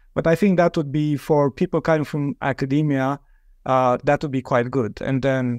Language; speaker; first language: English; non-native, fluent; Romanian